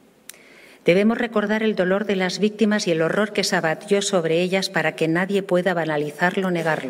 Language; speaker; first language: Spanish; native; Spanish